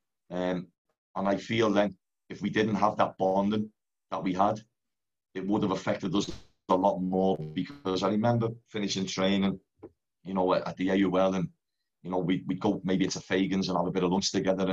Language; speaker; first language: English; native; English